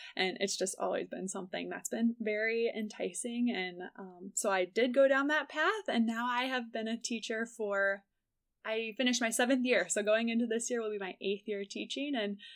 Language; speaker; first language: English; native; English